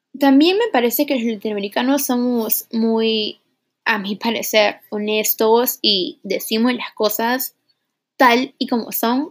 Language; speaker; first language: Spanish; early bilingual, heritage; Spanish